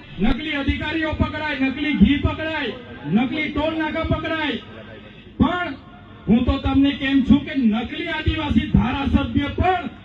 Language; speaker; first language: Gujarati; non-native, local second language; Vasavi